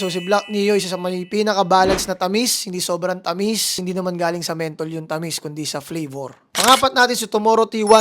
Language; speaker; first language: Filipino; native; Filipino